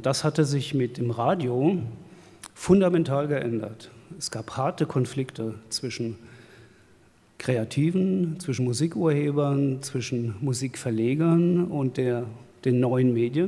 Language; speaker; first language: German; native; German